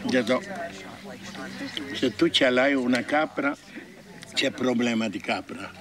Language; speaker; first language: Italian; non-native, fluent; Tibetan